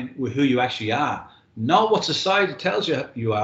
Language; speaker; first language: English; native; English